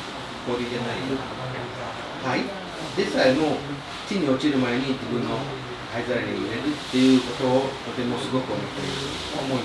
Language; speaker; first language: Japanese; non-native, fluent; Indonesian